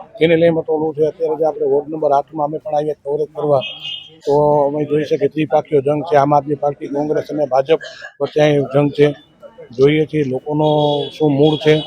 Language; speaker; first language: Gujarati; native; Gujarati